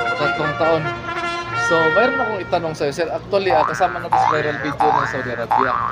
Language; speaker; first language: Filipino; native; Filipino